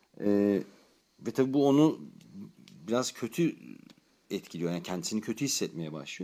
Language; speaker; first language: Turkish; native; Turkish